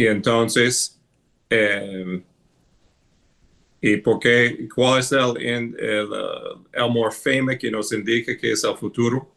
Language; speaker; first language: Spanish; non-native, fluent; English